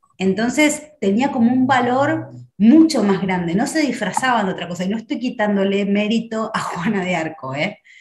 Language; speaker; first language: Spanish; native; Spanish